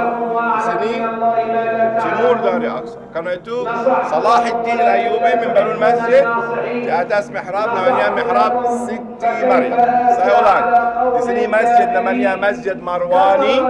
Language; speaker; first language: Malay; non-native, learner; Arabic